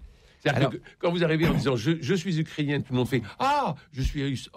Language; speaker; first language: French; native; French